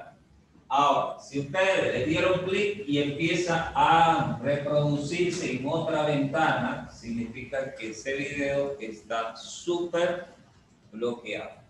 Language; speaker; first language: Spanish; native; Spanish